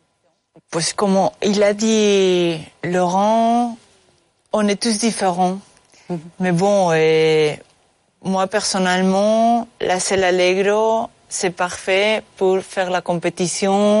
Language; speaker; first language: French; non-native, fluent; Spanish